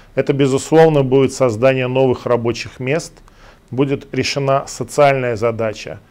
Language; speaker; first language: Russian; native; Russian